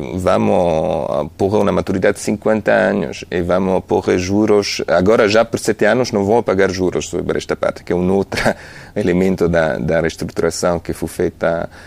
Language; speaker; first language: Portuguese; non-native, fluent; Italian